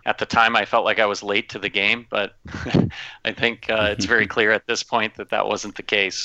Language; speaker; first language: English; native; English